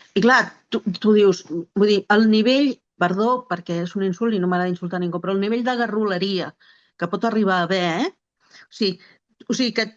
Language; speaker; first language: Catalan; native; Catalan